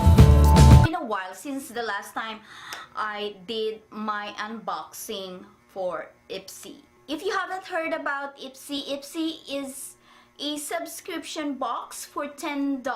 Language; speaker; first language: English; non-native, fluent; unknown